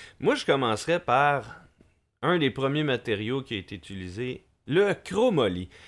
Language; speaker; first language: French; native; French